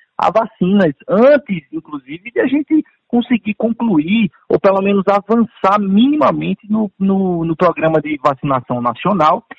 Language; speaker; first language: Portuguese; native; Portuguese